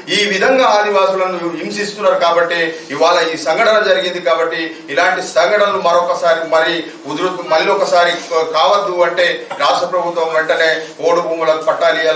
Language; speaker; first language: Telugu; non-native, local second language; Gondi